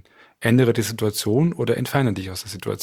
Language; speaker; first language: German; native; German